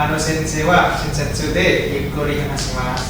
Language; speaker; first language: Japanese; non-native, learner; Indonesian